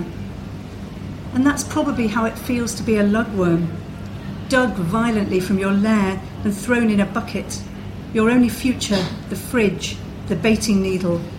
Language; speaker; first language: English; native; English